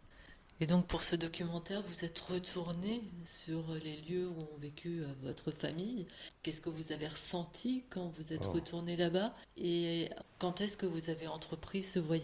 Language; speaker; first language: French; native; French